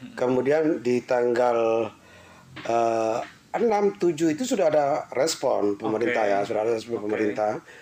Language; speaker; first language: Indonesian; non-native, local second language; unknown